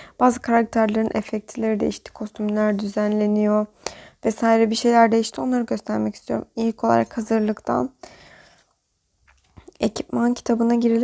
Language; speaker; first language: Turkish; native; Turkish